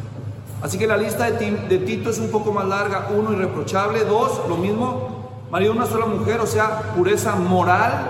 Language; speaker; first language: Spanish; native; Spanish